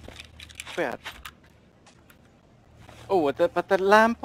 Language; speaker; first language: English; non-native, learner; Hungarian